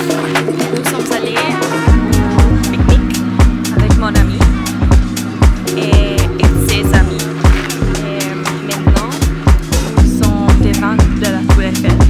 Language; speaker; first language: French; non-native, learner; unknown